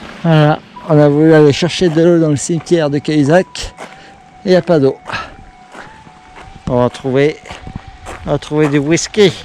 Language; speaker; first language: French; native; French